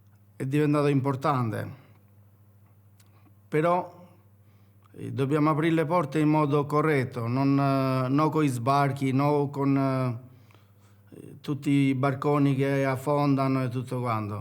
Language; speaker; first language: Italian; non-native, fluent; Albanian